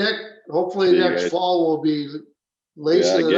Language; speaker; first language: English; native; English